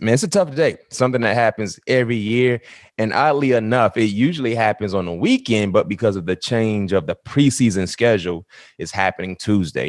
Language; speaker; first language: English; native; English